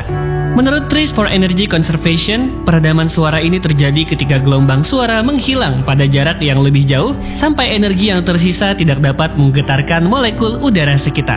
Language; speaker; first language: Indonesian; native; Indonesian